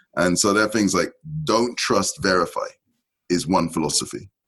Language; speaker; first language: English; native; English